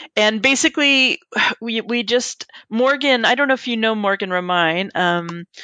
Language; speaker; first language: English; native; English